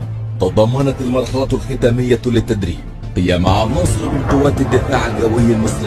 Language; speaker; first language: Arabic; native; Arabic